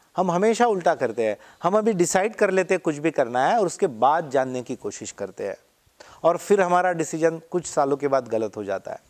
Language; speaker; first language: Hindi; non-native, local second language; Marathi